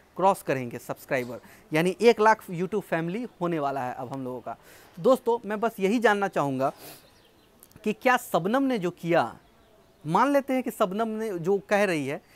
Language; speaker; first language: Hindi; native; Hindi